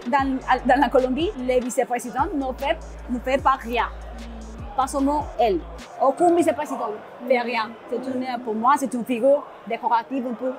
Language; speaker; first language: French; non-native, learner; Spanish